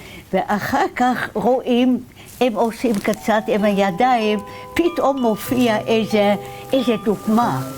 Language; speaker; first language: Hebrew; non-native, fluent; Dutch